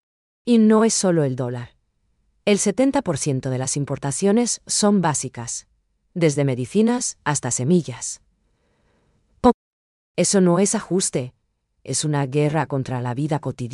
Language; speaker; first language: Spanish; native; Spanish